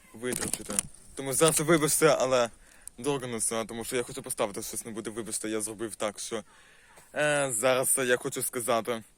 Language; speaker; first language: Ukrainian; non-native, local second language; Russian